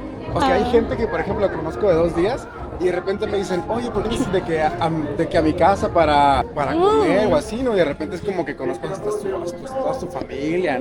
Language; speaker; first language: Spanish; native; Spanish